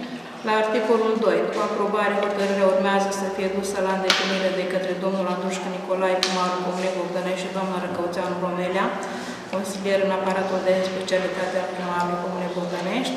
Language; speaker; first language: Romanian; native; Romanian